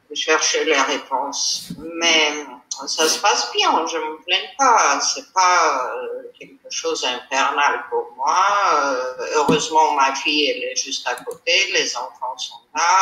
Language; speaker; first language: French; non-native, fluent; Armenian